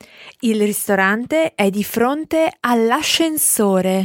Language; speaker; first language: Italian; non-native, fluent; English